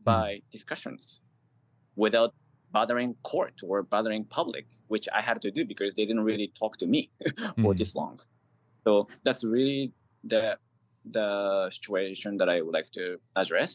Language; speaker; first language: English; non-native, fluent; Japanese